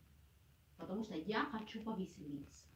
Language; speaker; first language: Russian; non-native, fluent; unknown